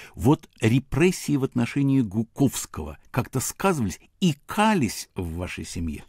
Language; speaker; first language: Russian; native; Russian